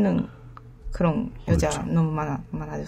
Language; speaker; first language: Korean; non-native, learner; Japanese